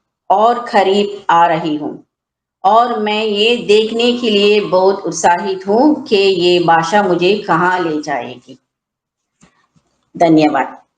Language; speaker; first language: Hindi; non-native, learner; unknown